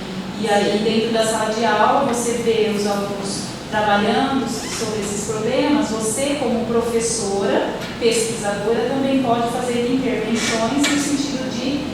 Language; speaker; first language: Portuguese; native; Portuguese